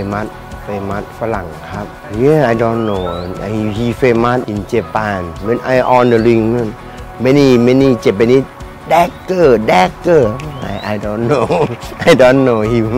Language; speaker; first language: English; non-native, learner; Thai